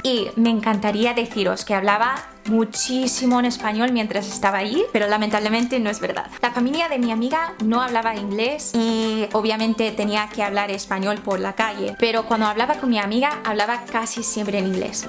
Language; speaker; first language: Spanish; non-native, fluent; English